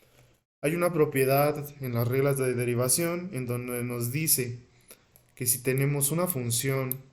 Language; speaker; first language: Spanish; native; Spanish